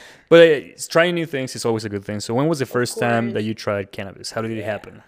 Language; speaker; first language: English; early bilingual, other home language; Spanish